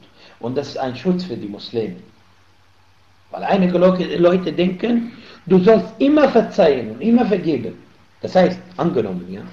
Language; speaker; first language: German; non-native, fluent; Arabic